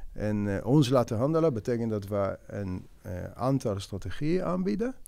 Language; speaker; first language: Dutch; non-native, fluent; Hebrew